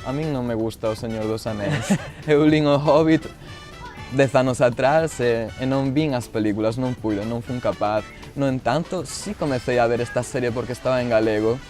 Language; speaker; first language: Galician; non-native, local second language; Spanish